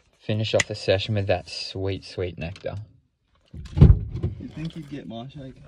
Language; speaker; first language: English; native; English